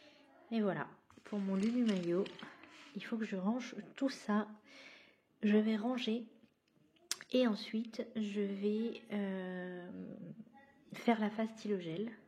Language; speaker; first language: French; native; French